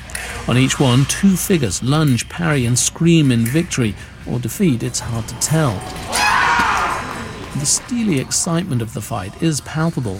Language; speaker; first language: English; native; English